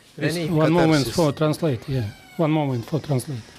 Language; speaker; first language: English; non-native, learner; Russian